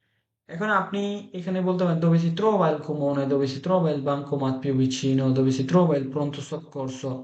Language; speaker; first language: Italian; non-native, fluent; Bangla